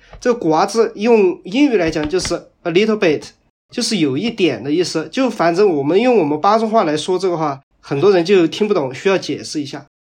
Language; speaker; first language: Chinese; native; Chinese